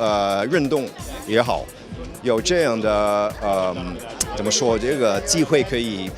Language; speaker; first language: Chinese; early bilingual, heritage; Chinese